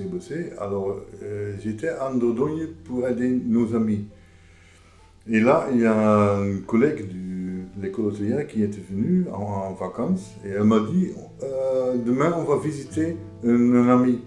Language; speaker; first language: French; non-native, fluent; Dutch